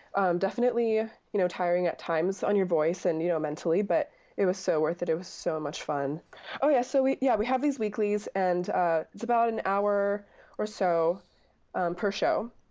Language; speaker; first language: English; native; English